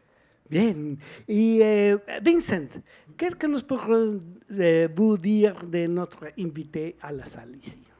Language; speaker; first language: French; non-native, fluent; Spanish